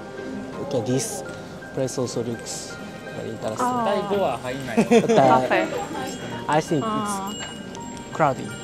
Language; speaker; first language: English; non-native, learner; Japanese